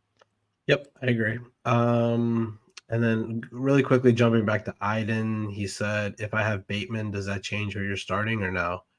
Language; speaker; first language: English; native; English